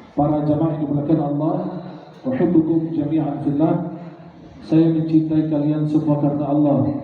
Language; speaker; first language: Indonesian; non-native, fluent; Arabic